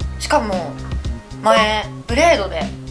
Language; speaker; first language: Japanese; native; Japanese